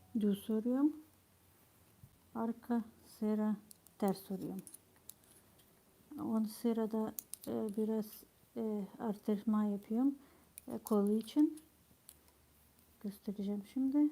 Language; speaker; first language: Turkish; non-native, fluent; Ukrainian